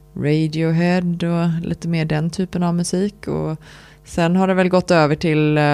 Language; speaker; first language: Swedish; native; Swedish